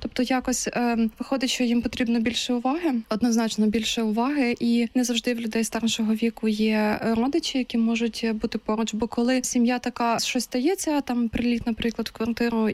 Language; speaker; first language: Ukrainian; native; Ukrainian